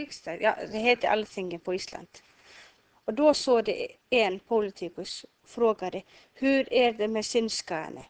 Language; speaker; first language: Swedish; non-native, learner; Icelandic